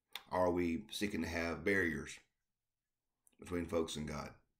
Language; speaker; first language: English; native; English